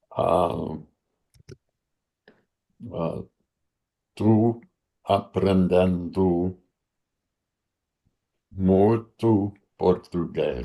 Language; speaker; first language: Portuguese; non-native, learner; English